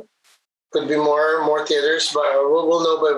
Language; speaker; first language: English; non-native, local second language; Hiligaynon